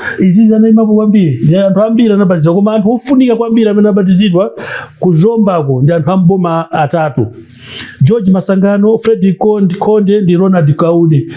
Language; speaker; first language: Nyanja; non-native, local second language; Tumbuka